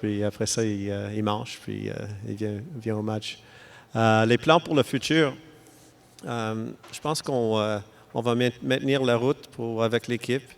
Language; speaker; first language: French; non-native, local second language; English